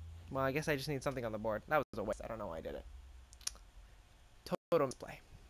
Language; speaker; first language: English; native; English